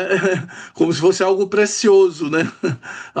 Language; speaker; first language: Portuguese; native; Portuguese